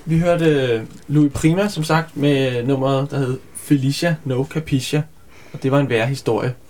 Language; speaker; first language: Danish; native; Danish